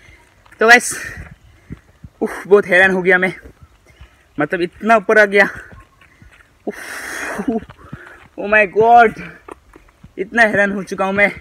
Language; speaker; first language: Hindi; non-native, local second language; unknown